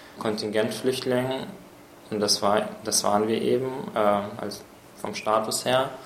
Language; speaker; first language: German; early bilingual, other home language; Russian